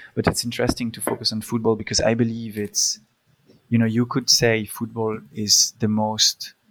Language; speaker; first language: English; early bilingual, other home language; Polish